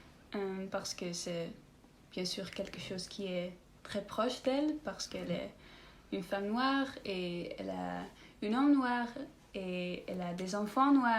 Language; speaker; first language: French; non-native, learner; Dutch